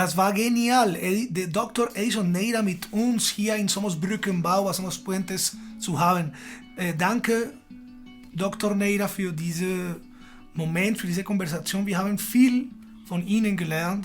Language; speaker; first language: German; non-native, fluent; Spanish